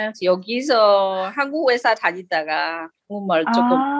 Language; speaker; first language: Korean; non-native, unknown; Burmese